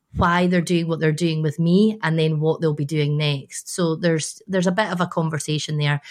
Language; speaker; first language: English; native; English